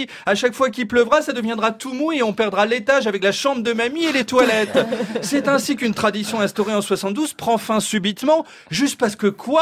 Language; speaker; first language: French; native; French